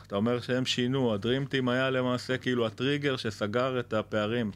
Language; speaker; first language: Hebrew; native; Hebrew